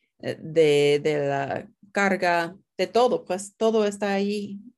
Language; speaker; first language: Spanish; non-native, fluent; English